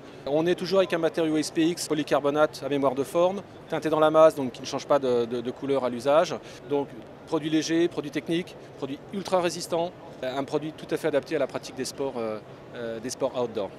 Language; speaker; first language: French; native; French